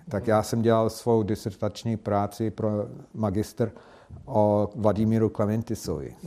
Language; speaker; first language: Czech; non-native, fluent; English